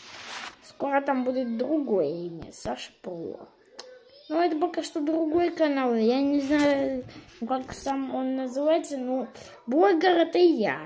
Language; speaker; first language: Russian; early bilingual, heritage; Russian